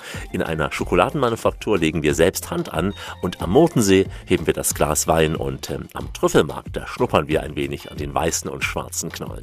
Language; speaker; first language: German; native; German